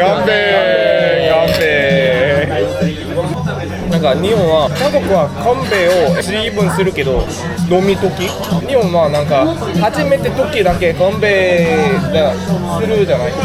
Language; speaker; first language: Japanese; non-native, learner; Korean